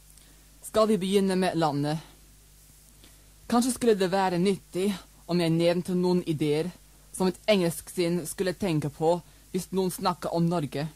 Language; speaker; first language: Norwegian; non-native, learner; English